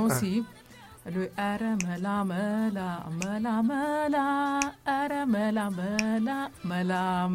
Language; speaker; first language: Italian; non-native, learner; Amharic